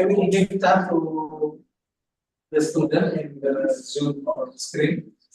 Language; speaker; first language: English; non-native, fluent; Indonesian